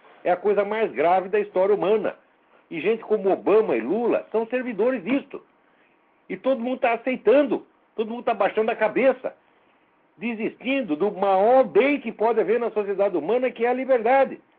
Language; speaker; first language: Portuguese; native; Portuguese